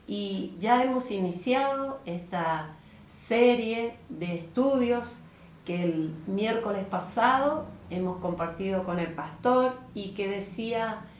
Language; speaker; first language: Spanish; native; Spanish